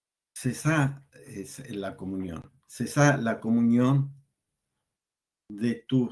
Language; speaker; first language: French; non-native, learner; Spanish